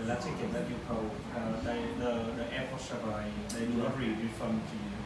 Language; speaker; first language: English; non-native, learner; Vietnamese